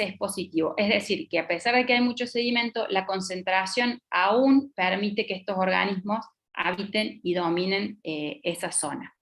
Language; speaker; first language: Spanish; native; Spanish